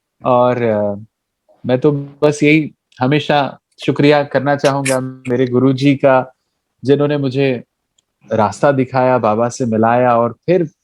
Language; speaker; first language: Hindi; native; Hindi